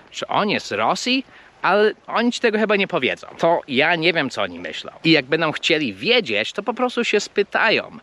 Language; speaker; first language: Polish; early bilingual, heritage; Polish